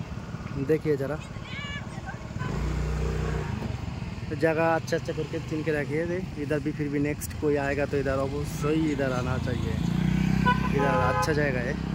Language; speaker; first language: Hindi; non-native, local second language; Bangla